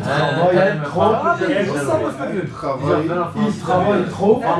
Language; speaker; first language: French; non-native, learner; Kurdish